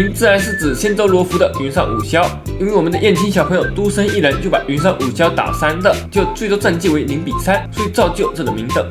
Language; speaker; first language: Chinese; native; Chinese